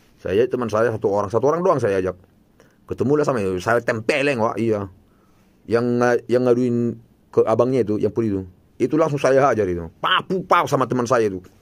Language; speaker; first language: Indonesian; non-native, local second language; Batak Toba